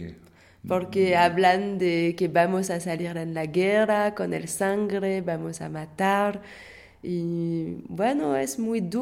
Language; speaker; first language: Spanish; non-native, fluent; French